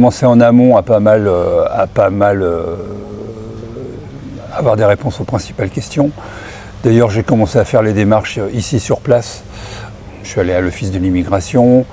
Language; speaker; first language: French; native; French